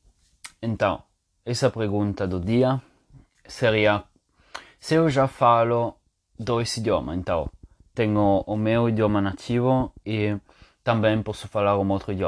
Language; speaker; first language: Portuguese; non-native, fluent; Italian